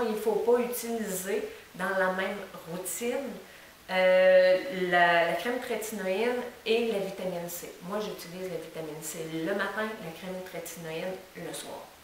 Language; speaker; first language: French; native; French